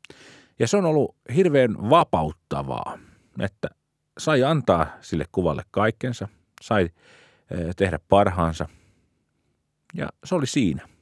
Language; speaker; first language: Finnish; native; Finnish